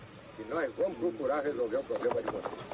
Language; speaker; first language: Portuguese; native; Portuguese